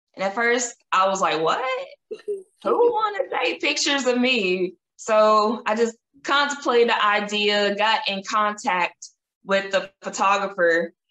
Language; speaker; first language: English; native; English